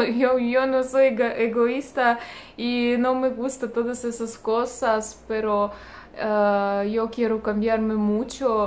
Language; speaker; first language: Spanish; non-native, learner; Russian